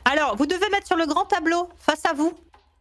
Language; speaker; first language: French; native; French